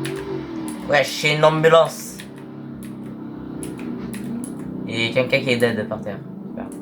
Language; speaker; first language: French; native; French